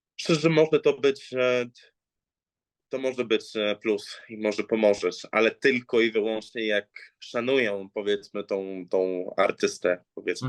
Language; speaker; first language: Polish; early bilingual, heritage; English